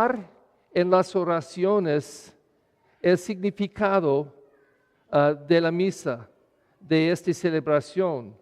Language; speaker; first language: Spanish; non-native, fluent; English